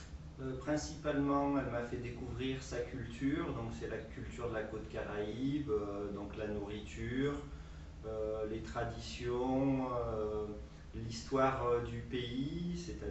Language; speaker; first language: French; native; French